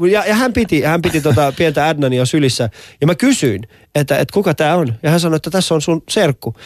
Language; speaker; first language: Finnish; early bilingual, other home language; Persian